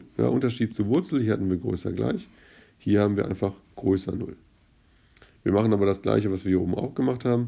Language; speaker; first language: German; native; German